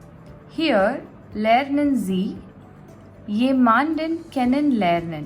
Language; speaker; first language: German; non-native, fluent; Gujarati